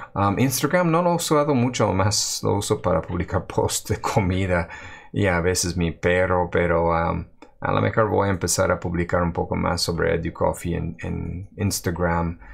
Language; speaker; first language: Spanish; non-native, fluent; English